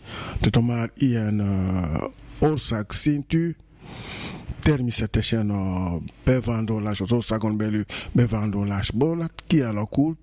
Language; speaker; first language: Hungarian; non-native, fluent; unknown